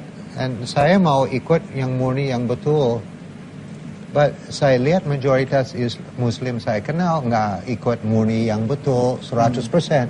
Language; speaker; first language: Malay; non-native, fluent; English